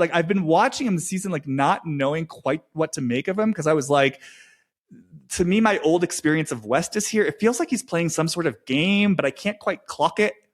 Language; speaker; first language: English; native; English